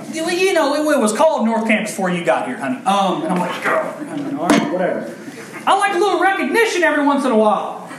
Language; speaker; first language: English; native; English